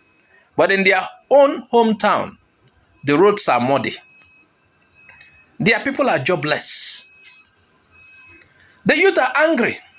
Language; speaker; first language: English; non-native, local second language; Igbo